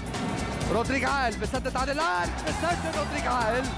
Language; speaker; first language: Arabic; native; Arabic